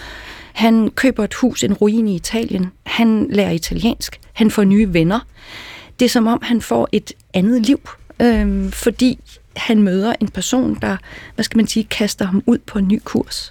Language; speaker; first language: Danish; native; Danish